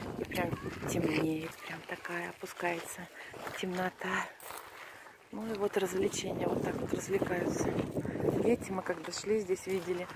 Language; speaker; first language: Russian; native; Russian